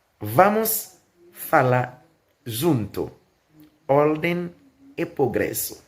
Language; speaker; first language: Portuguese; non-native, learner; Haitian Creole